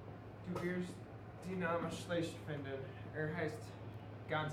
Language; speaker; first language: German; non-native, learner; English